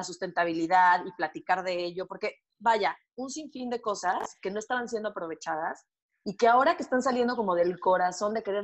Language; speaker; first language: Spanish; native; Spanish